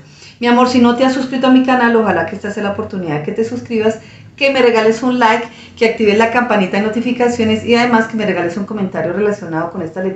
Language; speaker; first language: Spanish; native; Spanish